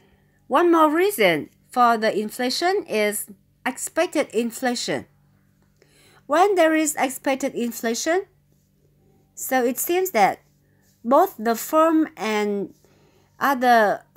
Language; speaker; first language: English; non-native, fluent; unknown